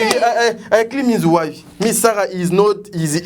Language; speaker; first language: English; non-native, learner; Lingala